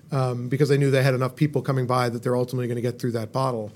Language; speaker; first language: English; native; English